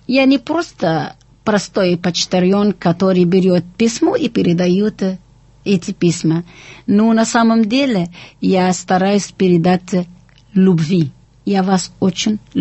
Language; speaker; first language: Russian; non-native, fluent; Arabic